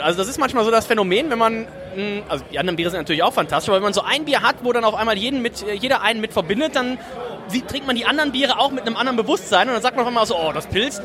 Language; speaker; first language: German; native; German